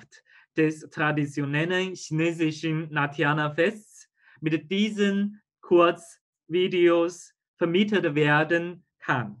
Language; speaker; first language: German; non-native, fluent; Chinese